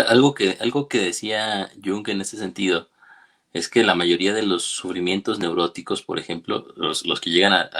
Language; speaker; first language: Spanish; native; Spanish